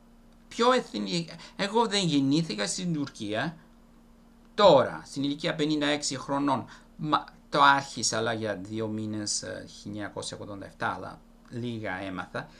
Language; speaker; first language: Greek; non-native, fluent; Italian